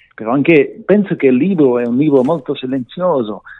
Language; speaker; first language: Italian; non-native, learner; Romansh